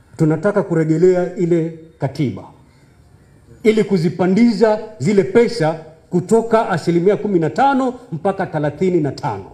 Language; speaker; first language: Swahili; native; Swahili